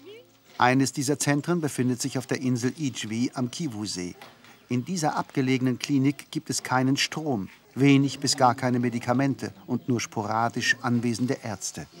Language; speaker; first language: German; native; German